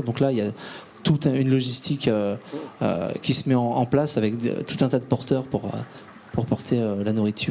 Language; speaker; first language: French; native; French